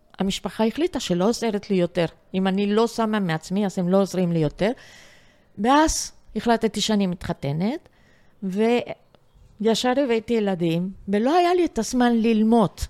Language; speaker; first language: Hebrew; non-native, fluent; Spanish